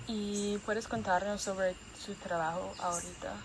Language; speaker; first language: Spanish; non-native, learner; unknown